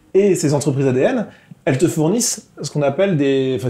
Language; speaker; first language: French; native; French